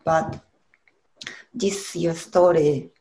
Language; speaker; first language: English; non-native, learner; Japanese